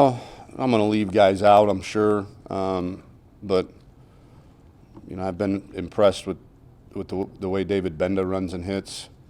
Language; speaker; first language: English; native; English